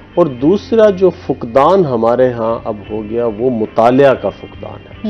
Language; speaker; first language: Urdu; non-native, local second language; Haryanvi